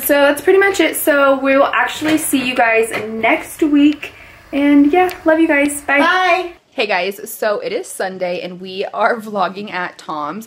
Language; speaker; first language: English; native; English